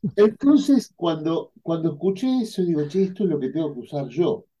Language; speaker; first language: Spanish; native; Spanish